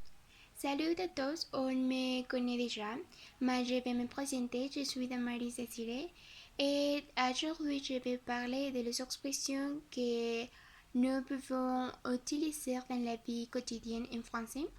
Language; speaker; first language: French; non-native, learner; Spanish